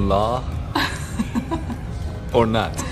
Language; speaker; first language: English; non-native, learner; Persian